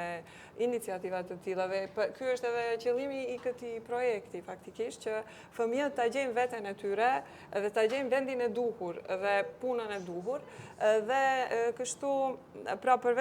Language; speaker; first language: Albanian; native; Albanian